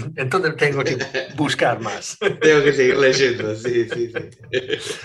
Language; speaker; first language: Spanish; non-native, fluent; Swedish